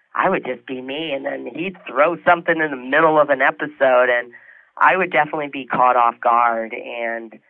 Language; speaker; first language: English; native; English